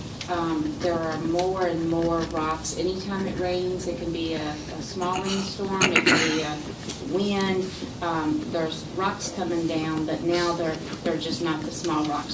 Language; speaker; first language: English; native; English